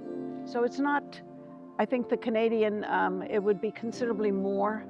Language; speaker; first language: English; early bilingual, other home language; Ukrainian